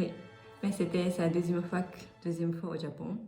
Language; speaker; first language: French; non-native, fluent; Japanese